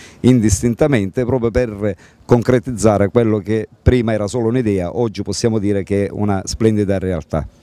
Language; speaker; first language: Italian; native; Italian